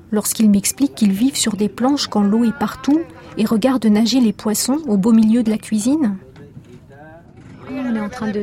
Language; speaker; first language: French; native; French